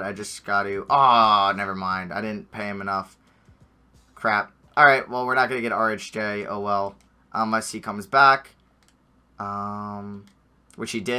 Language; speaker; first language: English; native; English